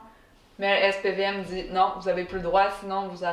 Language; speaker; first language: French; native; French